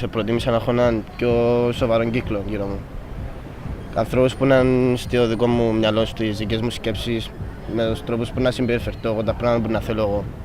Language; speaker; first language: Greek; early bilingual, other home language; Kurdish